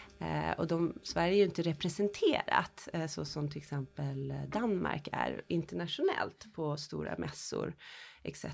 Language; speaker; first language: Swedish; early bilingual, heritage; Swedish